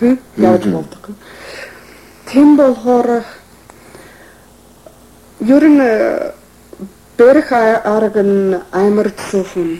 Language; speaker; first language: Mongolian; non-native, fluent; English